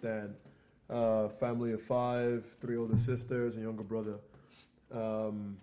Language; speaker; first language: English; non-native, local second language; Igbo